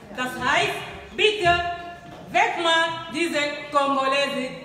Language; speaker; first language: German; non-native, learner; Lingala